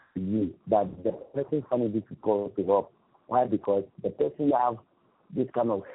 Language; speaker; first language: English; non-native, local second language; Akan